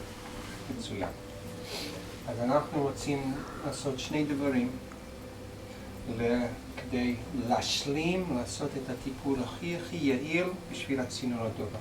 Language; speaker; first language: Hebrew; non-native, fluent; English